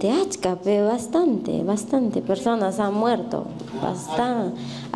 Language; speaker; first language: Spanish; native; Spanish